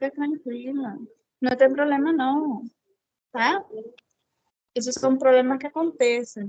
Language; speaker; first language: Portuguese; non-native, fluent; Spanish